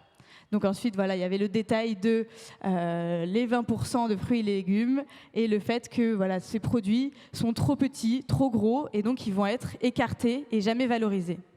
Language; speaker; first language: French; native; French